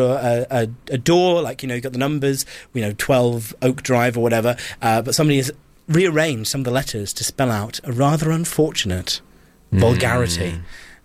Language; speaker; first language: English; native; English